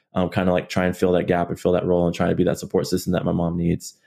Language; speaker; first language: English; native; English